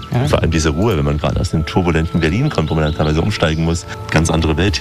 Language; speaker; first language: German; native; German